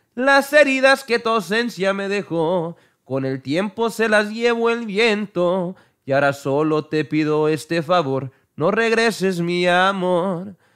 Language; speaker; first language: Spanish; early bilingual, heritage; Spanish